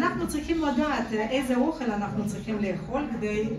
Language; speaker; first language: Hebrew; non-native, fluent; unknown